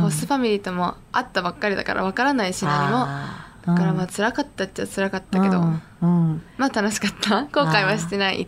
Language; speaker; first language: Japanese; native; Japanese